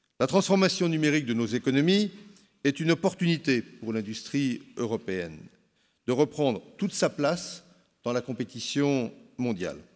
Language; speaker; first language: French; native; French